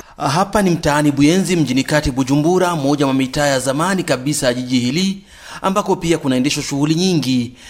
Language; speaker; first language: Swahili; non-native, local second language; Rundi